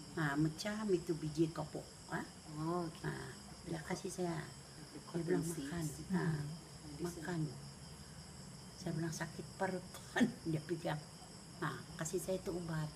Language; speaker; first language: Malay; non-native, local second language; Central Dusun